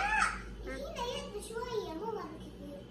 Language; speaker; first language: Arabic; early bilingual, other home language; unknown